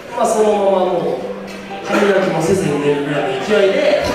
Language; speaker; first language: Japanese; native; Japanese